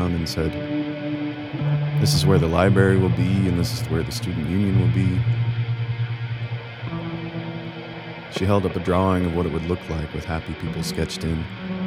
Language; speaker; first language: English; native; English